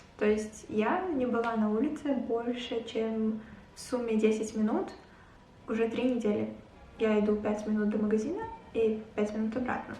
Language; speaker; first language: Russian; native; Russian